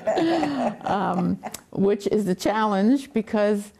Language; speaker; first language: English; native; English